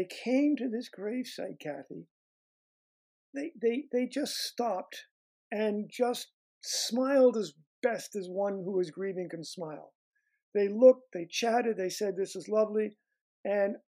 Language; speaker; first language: English; native; English